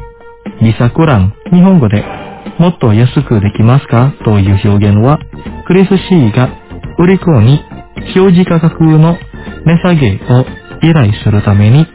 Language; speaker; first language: Japanese; non-native, fluent; Indonesian